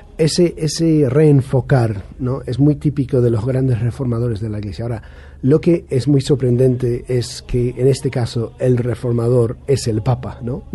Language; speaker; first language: Spanish; non-native, fluent; English